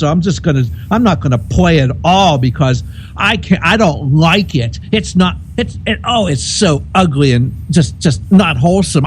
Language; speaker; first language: English; native; English